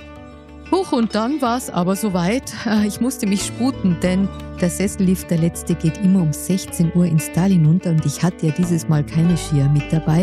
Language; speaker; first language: German; native; German